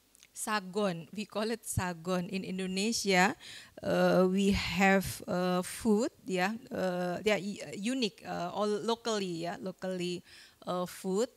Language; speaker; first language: English; non-native, fluent; Indonesian